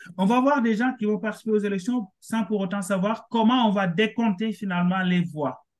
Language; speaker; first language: French; non-native, local second language; Wolof